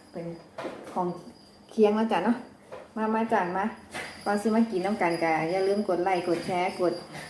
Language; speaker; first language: Thai; native; Thai